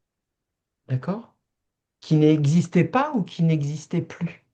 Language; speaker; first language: French; native; French